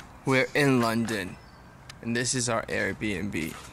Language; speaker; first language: English; early bilingual, other home language; Korean